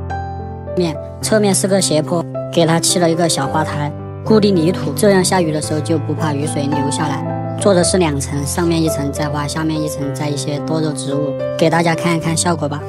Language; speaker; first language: Chinese; native; Chinese